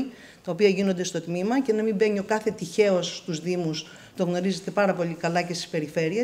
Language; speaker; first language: Greek; native; Greek